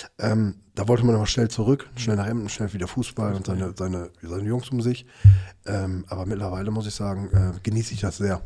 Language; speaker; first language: German; early bilingual, other home language; Turkish